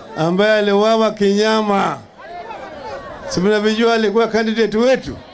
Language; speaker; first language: Swahili; non-native, local second language; Luo (Kenya and Tanzania)